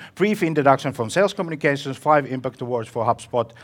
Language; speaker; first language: English; non-native, fluent; Finnish